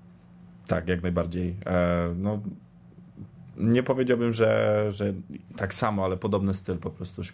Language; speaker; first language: Polish; early bilingual, other home language; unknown